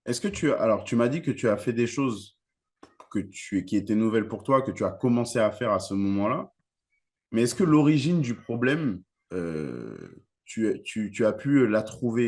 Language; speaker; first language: French; native; French